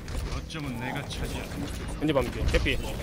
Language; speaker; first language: Korean; native; Korean